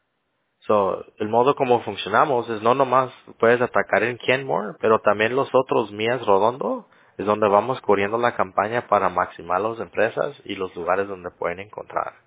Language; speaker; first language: Spanish; early bilingual, heritage; English